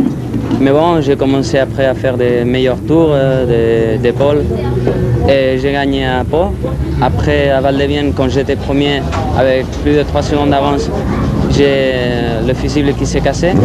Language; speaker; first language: French; non-native, fluent; Spanish